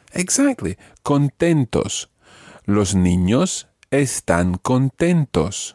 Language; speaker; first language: Spanish; non-native, fluent; English